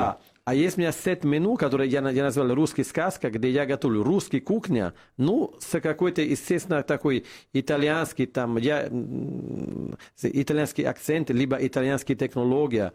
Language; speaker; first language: Russian; non-native, fluent; Italian